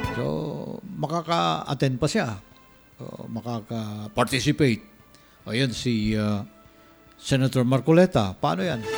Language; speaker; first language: Filipino; non-native, local second language; Cebuano